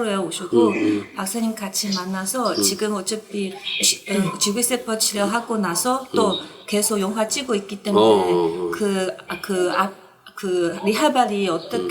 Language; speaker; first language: Korean; non-native, learner; Chinese